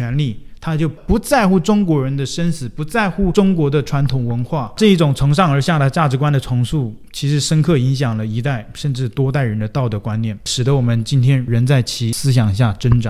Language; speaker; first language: Chinese; native; Chinese